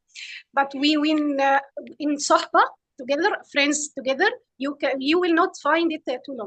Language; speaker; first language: English; non-native, fluent; Arabic